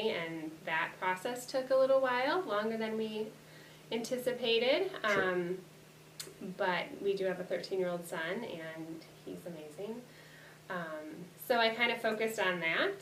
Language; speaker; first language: English; native; English